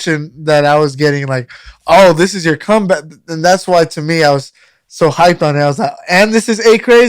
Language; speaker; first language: English; native; English